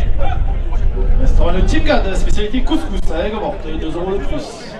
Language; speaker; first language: French; native; French